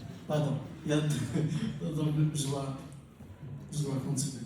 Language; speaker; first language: French; non-native, local second language; Arabic